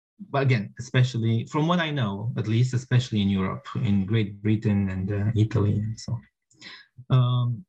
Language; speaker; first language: English; non-native, fluent; Romanian